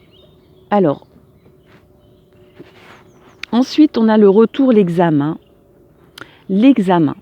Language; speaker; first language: French; native; French